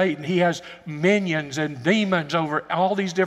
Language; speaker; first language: English; native; English